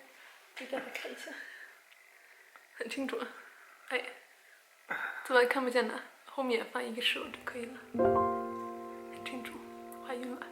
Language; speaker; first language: Chinese; non-native, fluent; Swedish